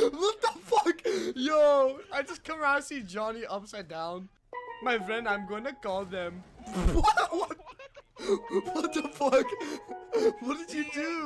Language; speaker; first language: English; native; English